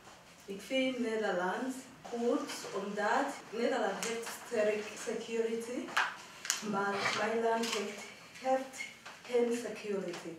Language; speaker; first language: Dutch; non-native, learner; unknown